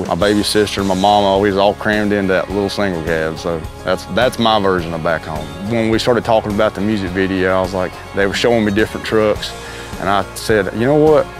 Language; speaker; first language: English; native; English